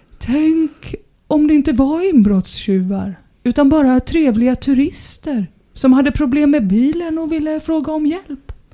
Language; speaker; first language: Swedish; native; Swedish